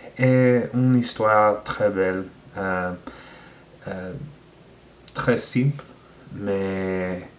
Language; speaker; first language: French; non-native, learner; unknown